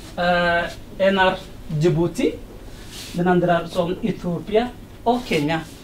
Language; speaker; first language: Norwegian; non-native, learner; Somali